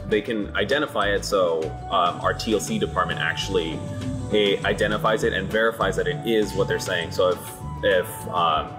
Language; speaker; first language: English; native; English